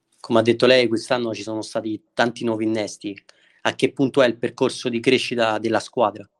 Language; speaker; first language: Italian; native; Italian